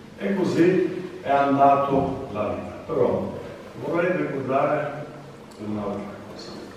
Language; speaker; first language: Italian; non-native, fluent; Albanian